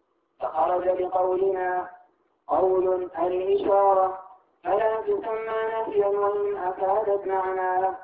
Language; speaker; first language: Arabic; native; Arabic